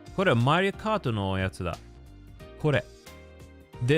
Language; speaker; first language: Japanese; non-native, learner; English